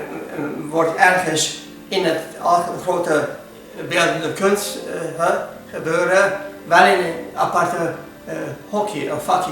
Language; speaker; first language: Dutch; non-native, fluent; Hungarian